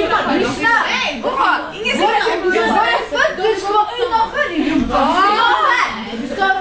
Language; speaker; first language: Swedish; native; Swedish